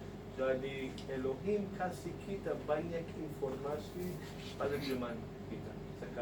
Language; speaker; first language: Indonesian; non-native, fluent; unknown